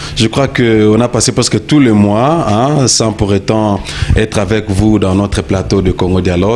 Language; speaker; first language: French; non-native, local second language; Lingala